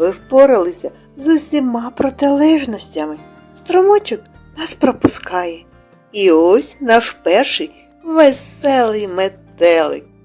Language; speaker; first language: Ukrainian; native; Ukrainian